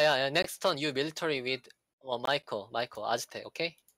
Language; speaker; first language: English; non-native, learner; Korean